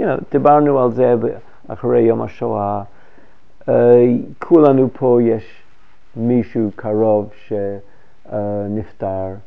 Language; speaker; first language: Hebrew; non-native, fluent; English